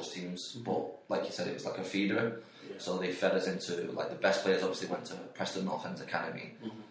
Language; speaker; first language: English; native; English